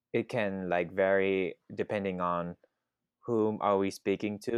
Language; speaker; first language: English; non-native, fluent; Thai